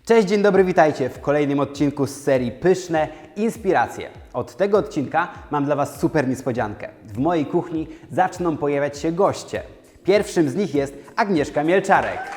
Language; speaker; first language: Polish; native; Polish